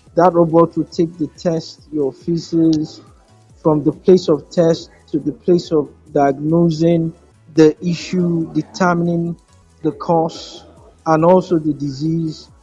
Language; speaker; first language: English; non-native, local second language; Yoruba